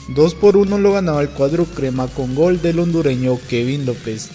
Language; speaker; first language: Spanish; native; Spanish